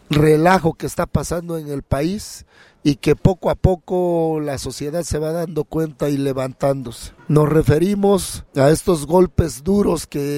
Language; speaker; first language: Spanish; native; Spanish